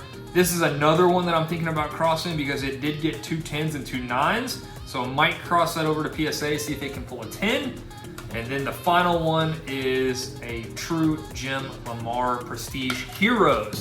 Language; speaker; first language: English; native; English